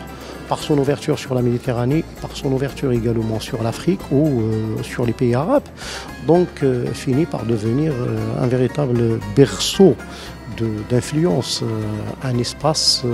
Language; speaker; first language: French; non-native, local second language; Arabic